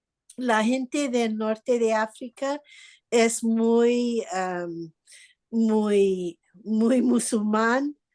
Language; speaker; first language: Spanish; non-native, fluent; English